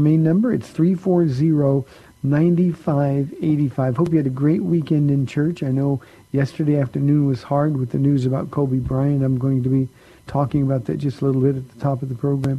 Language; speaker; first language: English; native; English